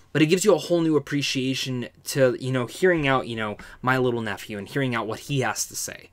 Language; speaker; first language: English; native; English